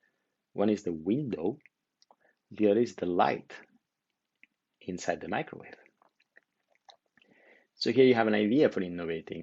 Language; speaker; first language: English; non-native, fluent; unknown